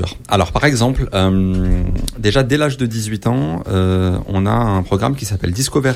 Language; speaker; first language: French; native; French